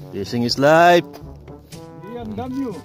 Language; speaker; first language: English; non-native, learner; Filipino